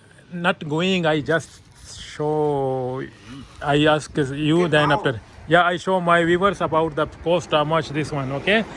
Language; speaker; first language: English; non-native, learner; Urdu